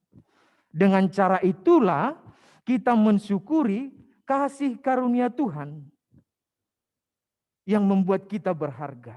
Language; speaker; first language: Indonesian; native; Indonesian